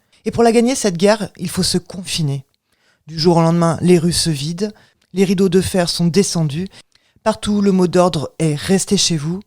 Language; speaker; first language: French; native; French